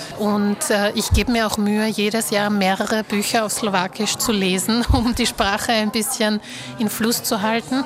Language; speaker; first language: German; early bilingual, other home language; Slovak